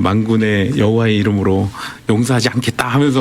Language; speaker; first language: Korean; native; Korean